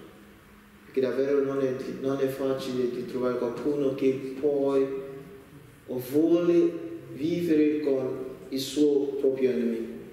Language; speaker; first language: Italian; non-native, learner; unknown